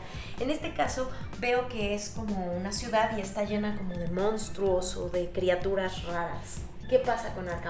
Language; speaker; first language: Spanish; native; Spanish